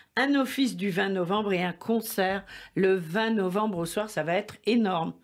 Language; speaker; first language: French; native; French